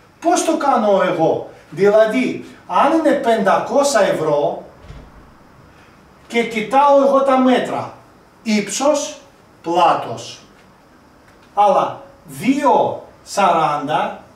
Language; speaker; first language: Greek; non-native, fluent; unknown